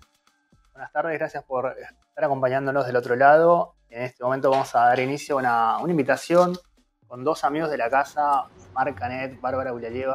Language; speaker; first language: Spanish; native; Spanish